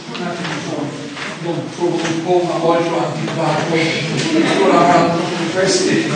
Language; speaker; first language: Italian; non-native, fluent; German